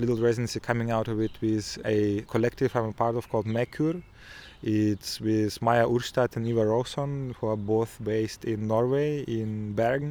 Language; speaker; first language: English; non-native, fluent; Ukrainian